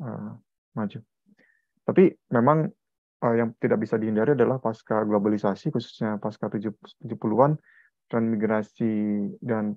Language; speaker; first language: Indonesian; native; Indonesian